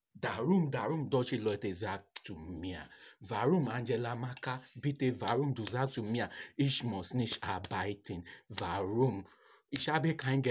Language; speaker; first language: German; non-native, learner; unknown